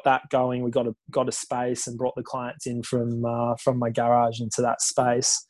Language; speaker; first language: English; native; English